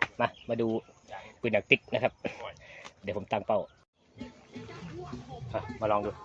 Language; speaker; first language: Thai; native; Thai